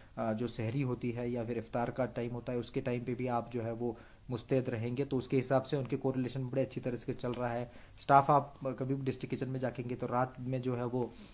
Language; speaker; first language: Hindi; non-native, local second language; Marathi